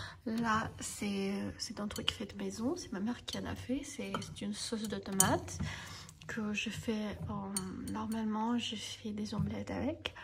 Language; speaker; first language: French; non-native, fluent; Armenian